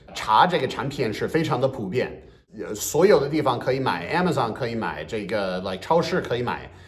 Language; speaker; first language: Chinese; non-native, fluent; English